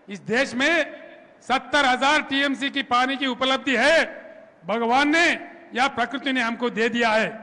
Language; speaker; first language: Hindi; non-native, local second language; Telugu